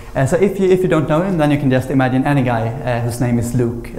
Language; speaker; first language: English; non-native, fluent; Swedish